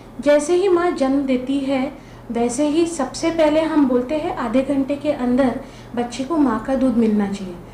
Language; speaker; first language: Hindi; non-native, local second language; Marathi